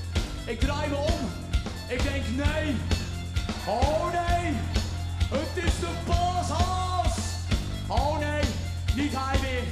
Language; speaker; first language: Dutch; native; Dutch